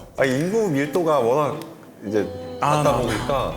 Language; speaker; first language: Korean; non-native, fluent; Finnish